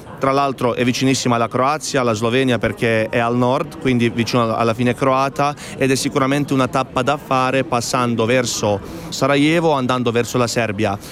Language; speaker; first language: Italian; non-native, fluent; Bosnian